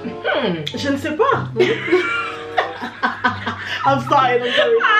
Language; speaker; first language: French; early bilingual, heritage; French